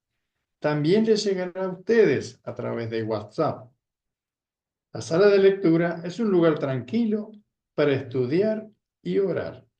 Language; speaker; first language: Spanish; native; Spanish